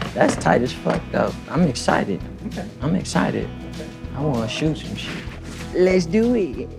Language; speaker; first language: English; native; English